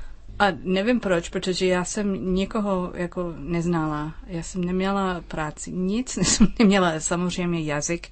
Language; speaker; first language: Czech; non-native, learner; English